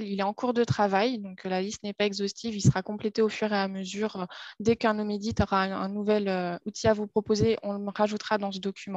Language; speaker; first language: French; native; French